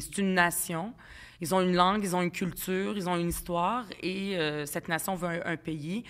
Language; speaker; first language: French; early bilingual, other home language; Arabic